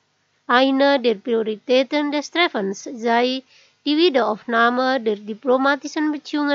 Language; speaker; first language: German; non-native, fluent; Indonesian